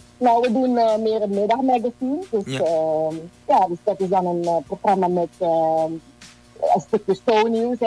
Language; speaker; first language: Dutch; native; Dutch